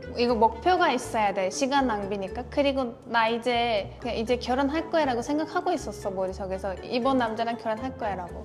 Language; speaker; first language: Korean; non-native, fluent; Turkish